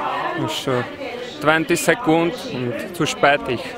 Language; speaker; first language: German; non-native, learner; Czech